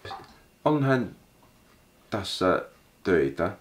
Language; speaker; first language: Finnish; non-native, learner; English